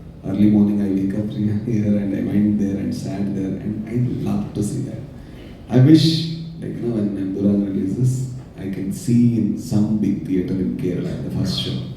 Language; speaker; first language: English; non-native, local second language; Malayalam